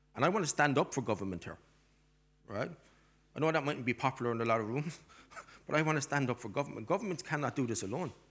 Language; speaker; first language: English; native; English